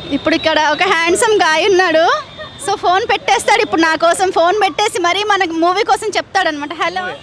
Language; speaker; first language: Telugu; native; Telugu